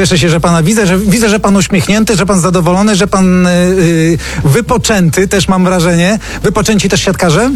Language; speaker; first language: Polish; native; Polish